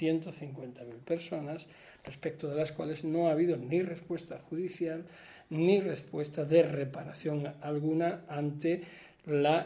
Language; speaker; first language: Spanish; native; Spanish